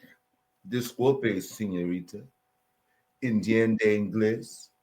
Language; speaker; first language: Spanish; non-native, learner; English